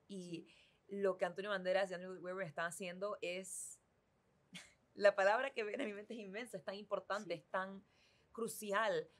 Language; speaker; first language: Spanish; native; Spanish